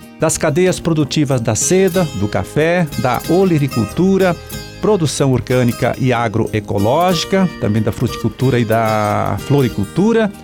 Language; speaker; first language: Portuguese; native; Portuguese